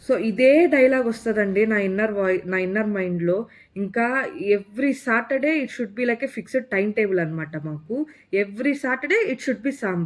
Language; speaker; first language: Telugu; native; Telugu